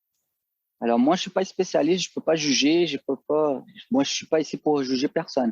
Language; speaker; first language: French; non-native, fluent; Portuguese